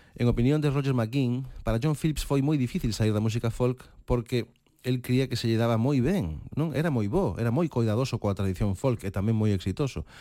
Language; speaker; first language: Galician; native; Galician